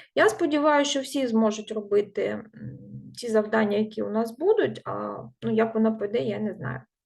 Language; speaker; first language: Ukrainian; non-native, local second language; Russian